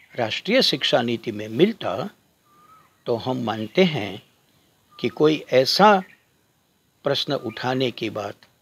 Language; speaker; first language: Hindi; non-native, local second language; Gujarati